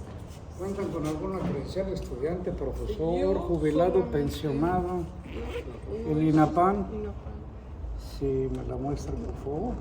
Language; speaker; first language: Spanish; native; Spanish